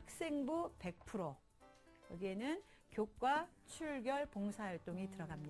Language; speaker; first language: Korean; native; Korean